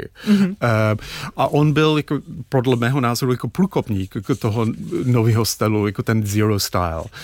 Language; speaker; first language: Czech; non-native, fluent; English